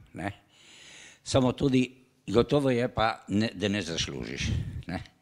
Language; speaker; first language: Slovenian; native; Slovenian